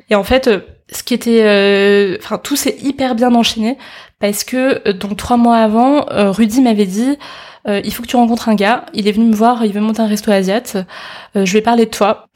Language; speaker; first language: French; early bilingual, other home language; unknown